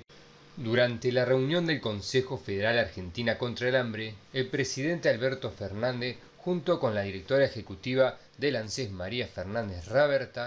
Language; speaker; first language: Spanish; native; Spanish